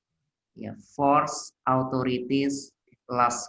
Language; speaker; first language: English; non-native, learner; Indonesian